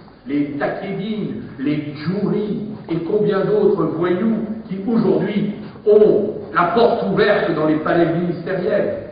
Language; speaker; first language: French; native; French